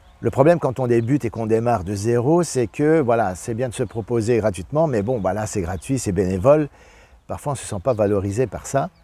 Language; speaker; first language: French; native; French